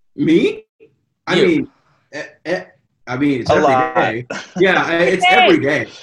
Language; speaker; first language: English; native; English